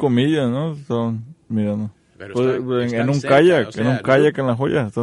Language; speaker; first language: Spanish; native; Spanish